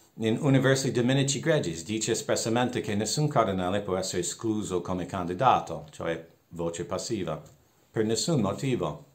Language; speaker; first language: Italian; non-native, fluent; English